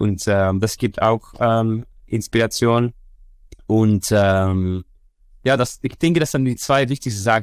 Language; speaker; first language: German; non-native, fluent; Dutch